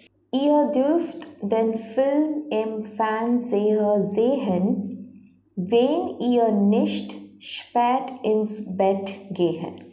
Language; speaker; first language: German; non-native, learner; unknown